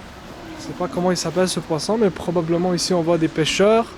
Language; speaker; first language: French; non-native, local second language; Arabic